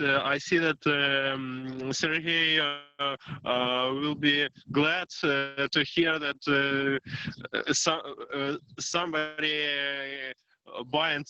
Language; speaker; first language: English; non-native, learner; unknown